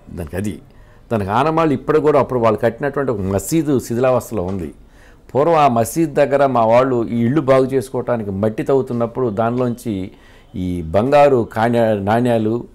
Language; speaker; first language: Telugu; native; Telugu